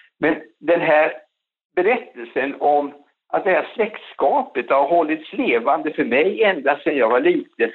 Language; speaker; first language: Swedish; native; Swedish